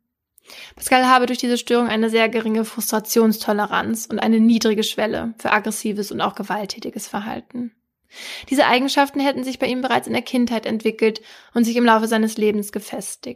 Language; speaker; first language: German; native; German